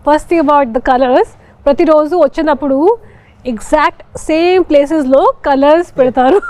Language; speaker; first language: Telugu; non-native, fluent; Hindi